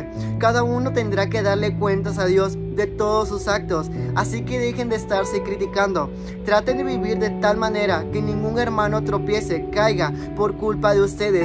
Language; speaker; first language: Spanish; native; Spanish